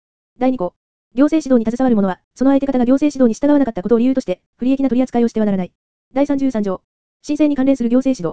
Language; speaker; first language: Japanese; native; Japanese